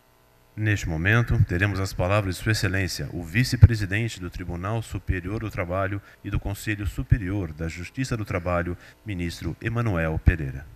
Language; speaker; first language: Portuguese; native; Portuguese